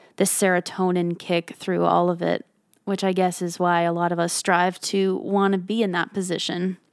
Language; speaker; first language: English; native; English